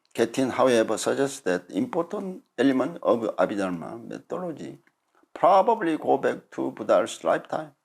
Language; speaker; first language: English; non-native, fluent; Korean